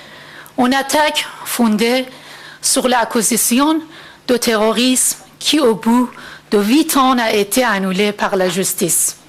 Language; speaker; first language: French; non-native, fluent; Persian